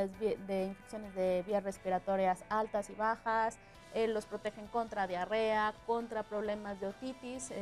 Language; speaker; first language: Spanish; native; Spanish